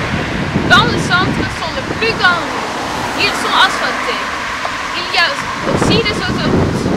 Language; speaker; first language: French; non-native, learner; Dutch